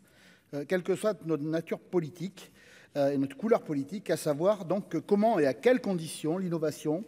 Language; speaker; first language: French; native; French